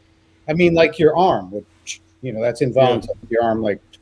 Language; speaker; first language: English; native; English